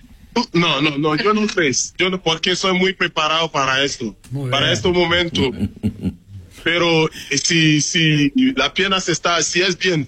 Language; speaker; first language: Spanish; non-native, learner; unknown